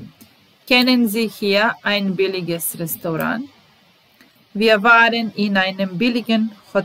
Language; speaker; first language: German; non-native, fluent; Serbian